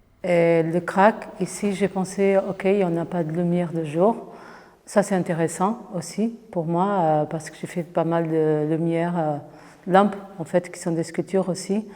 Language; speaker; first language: French; non-native, fluent; Portuguese